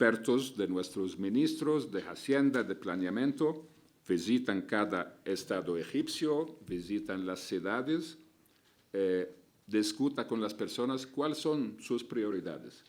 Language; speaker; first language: Spanish; non-native, fluent; Arabic